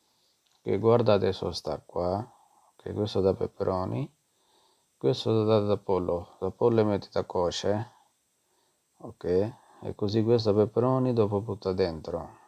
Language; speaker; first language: Italian; non-native, learner; Punjabi